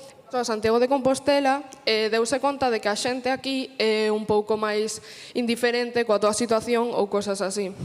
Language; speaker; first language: Galician; early bilingual, other home language; Portuguese